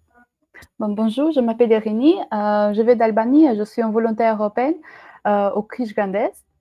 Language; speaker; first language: French; non-native, learner; Albanian